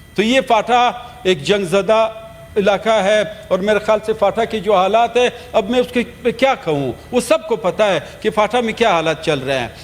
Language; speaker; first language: Urdu; non-native, local second language; Pashto